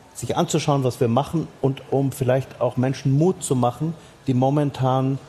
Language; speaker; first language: German; native; German